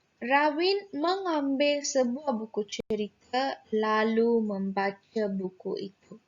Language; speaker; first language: Malay; non-native, local second language; Tamil